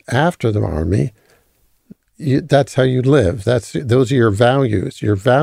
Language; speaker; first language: English; native; English